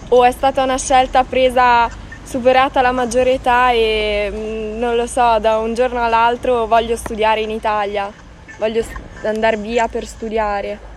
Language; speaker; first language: Italian; native; Italian